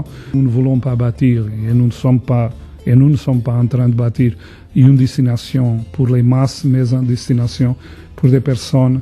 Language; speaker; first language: French; non-native, fluent; Portuguese